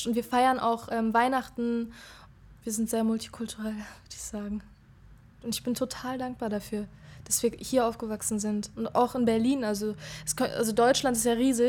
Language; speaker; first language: German; early bilingual, other home language; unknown